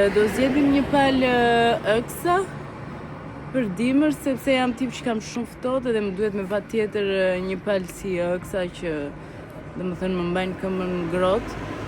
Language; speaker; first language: Albanian; early bilingual, heritage; Albanian